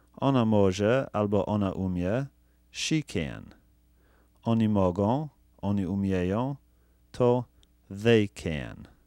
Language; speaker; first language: Polish; non-native, fluent; English